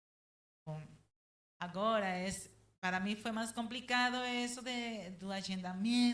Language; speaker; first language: Portuguese; non-native, learner; Spanish